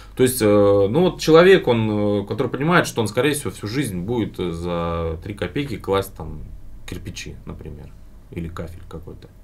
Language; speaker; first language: Russian; native; Russian